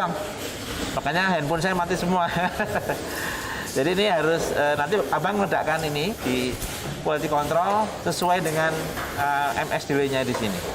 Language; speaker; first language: Indonesian; native; Indonesian